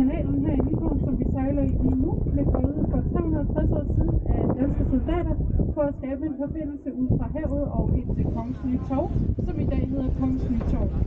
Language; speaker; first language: Danish; native; Danish